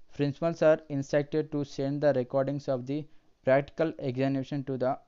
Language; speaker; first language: English; non-native, local second language; Telugu